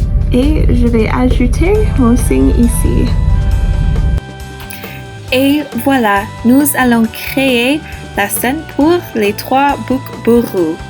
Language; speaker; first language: French; non-native, fluent; English